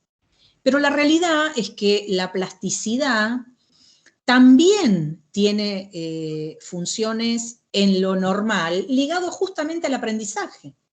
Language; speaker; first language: Spanish; native; Spanish